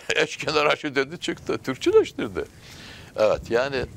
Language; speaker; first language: Turkish; native; Turkish